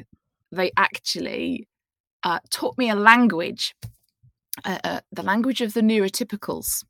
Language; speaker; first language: English; native; English